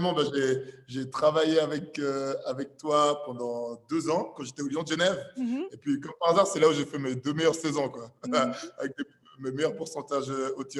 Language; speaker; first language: French; native; French